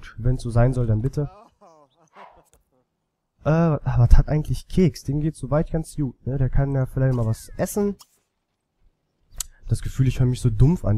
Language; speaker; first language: German; native; German